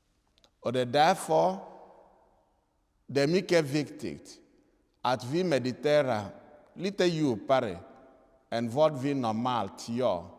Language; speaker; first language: Swedish; non-native, fluent; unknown